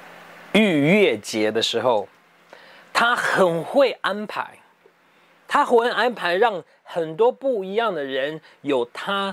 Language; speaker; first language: Chinese; early bilingual, heritage; English